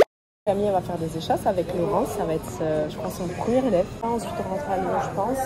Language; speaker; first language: French; native; French